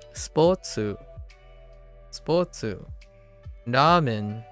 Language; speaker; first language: Japanese; non-native, learner; English